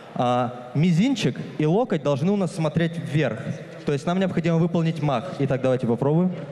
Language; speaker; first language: Russian; native; Russian